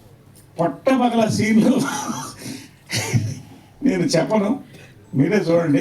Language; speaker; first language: Telugu; native; Telugu